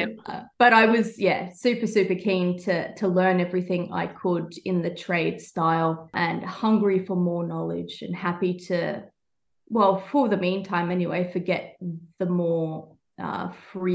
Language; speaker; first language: English; native; English